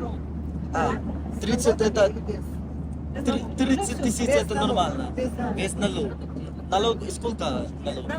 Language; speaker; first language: Russian; non-native, learner; Bangla